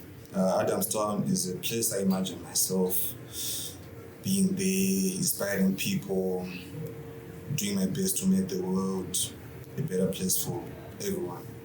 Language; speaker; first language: English; non-native, local second language; Shona